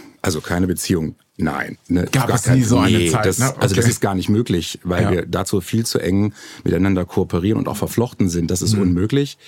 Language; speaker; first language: German; native; German